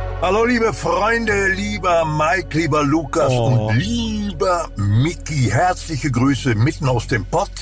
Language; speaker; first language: German; native; German